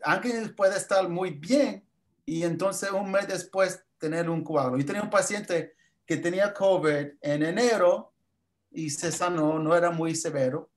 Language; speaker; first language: Spanish; early bilingual, heritage; English